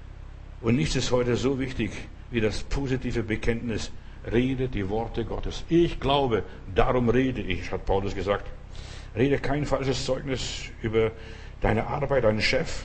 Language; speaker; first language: German; non-native, fluent; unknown